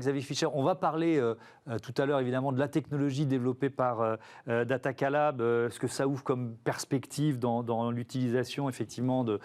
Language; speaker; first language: French; native; French